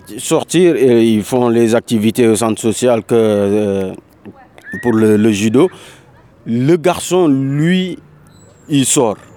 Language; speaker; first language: French; non-native, local second language; Wolof